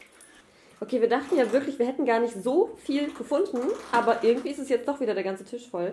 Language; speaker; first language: German; native; German